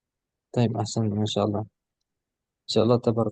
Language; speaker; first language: Arabic; non-native, fluent; Indonesian